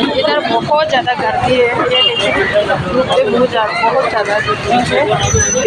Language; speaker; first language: Hindi; non-native, local second language; Assamese